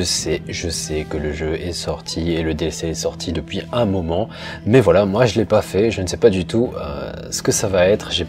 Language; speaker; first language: French; early bilingual, other home language; Vietnamese